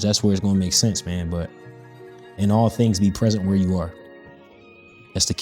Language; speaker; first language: English; native; English